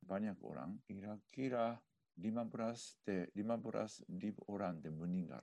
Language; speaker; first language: Indonesian; non-native, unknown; Japanese